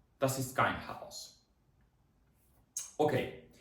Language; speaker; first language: German; non-native, fluent; Ukrainian